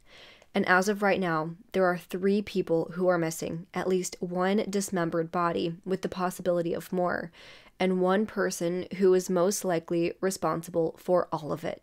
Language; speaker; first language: English; native; English